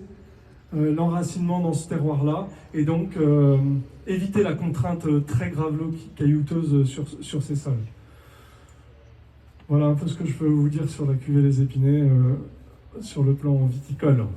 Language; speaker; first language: French; native; French